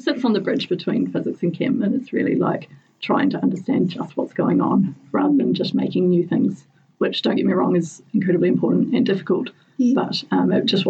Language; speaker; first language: English; native; English